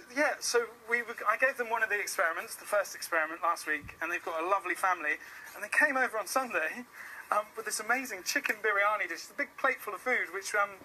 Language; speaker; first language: English; native; English